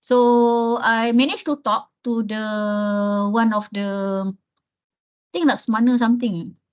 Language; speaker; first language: English; non-native, local second language; Malay